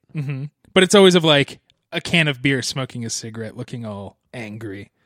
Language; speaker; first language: English; native; English